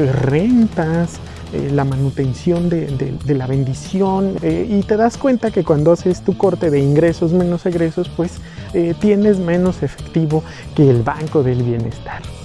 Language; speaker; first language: Spanish; native; Spanish